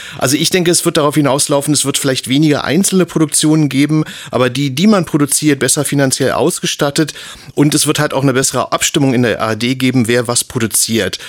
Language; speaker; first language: German; native; German